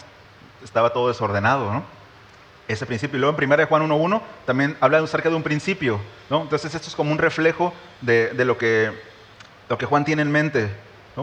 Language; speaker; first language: Spanish; native; Spanish